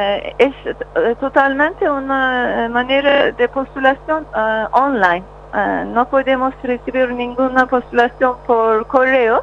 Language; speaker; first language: Spanish; non-native, fluent; Turkish